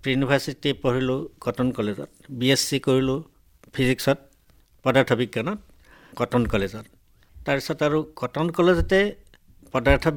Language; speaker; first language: Assamese; native; Assamese